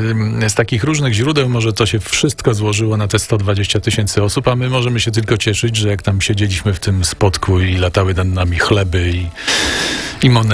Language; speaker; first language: Polish; native; Polish